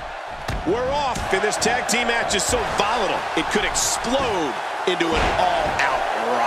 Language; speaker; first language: English; native; English